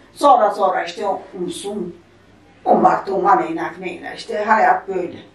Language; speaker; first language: Albanian; early bilingual, heritage; Albanian